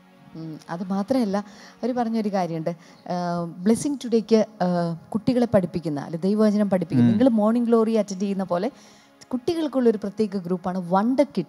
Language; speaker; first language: Malayalam; native; Malayalam